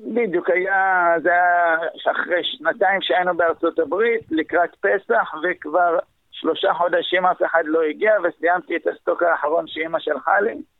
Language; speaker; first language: Hebrew; early bilingual, other home language; Arabic